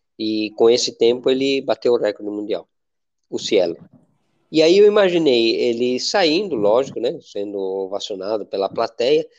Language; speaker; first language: Portuguese; non-native, fluent; Spanish